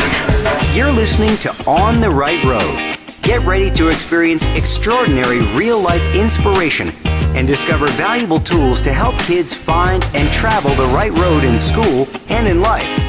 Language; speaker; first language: English; native; English